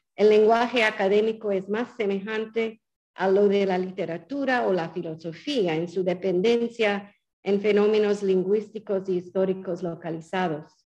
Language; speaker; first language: Spanish; non-native, fluent; English